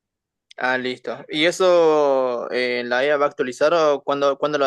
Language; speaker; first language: Spanish; native; Spanish